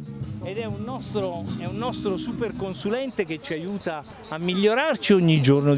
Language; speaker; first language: Italian; native; Italian